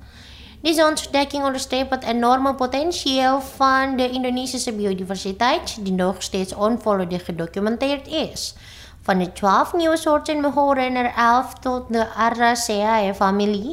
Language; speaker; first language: Dutch; non-native, fluent; Indonesian